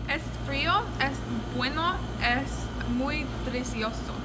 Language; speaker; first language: Spanish; non-native, learner; English